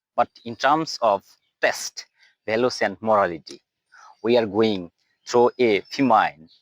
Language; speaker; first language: English; non-native, local second language; Bangla